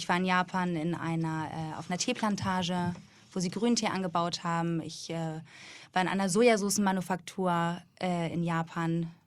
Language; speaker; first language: German; native; German